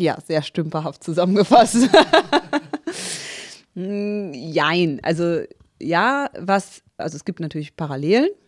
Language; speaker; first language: German; native; German